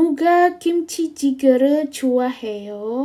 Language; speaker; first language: Korean; non-native, fluent; Indonesian